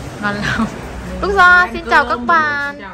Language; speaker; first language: Vietnamese; non-native, learner; Thai